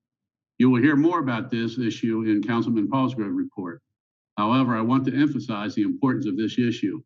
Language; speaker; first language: English; native; English